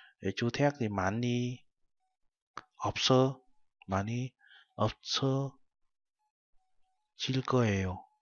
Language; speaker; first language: Korean; non-native, fluent; Vietnamese